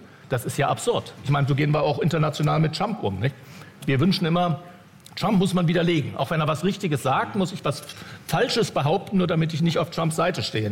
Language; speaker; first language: German; native; German